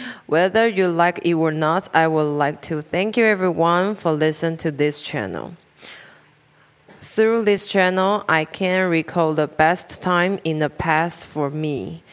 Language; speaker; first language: English; non-native, learner; Chinese